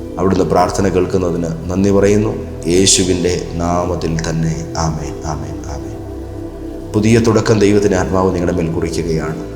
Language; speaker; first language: Malayalam; native; Malayalam